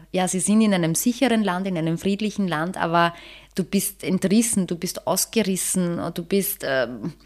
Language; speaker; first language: German; early bilingual, other home language; Bosnian